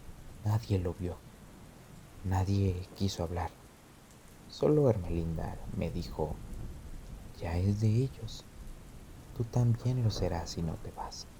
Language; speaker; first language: Spanish; native; Spanish